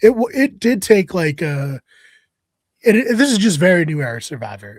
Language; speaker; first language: English; native; English